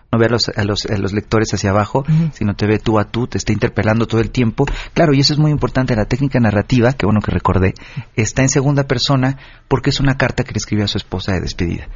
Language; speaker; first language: Spanish; native; Spanish